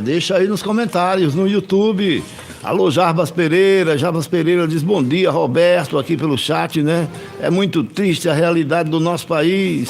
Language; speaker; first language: Portuguese; native; Portuguese